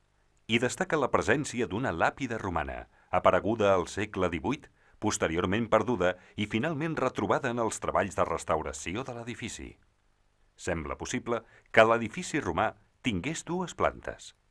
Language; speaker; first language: Catalan; native; Catalan